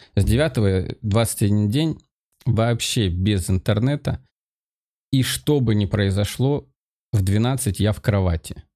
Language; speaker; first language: Russian; native; Russian